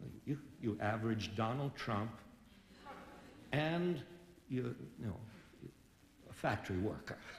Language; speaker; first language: English; native; English